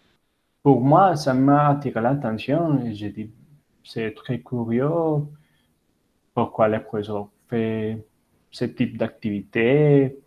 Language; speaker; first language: French; non-native, learner; Spanish